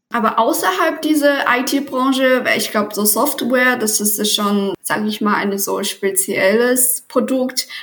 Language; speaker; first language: German; non-native, fluent; Chinese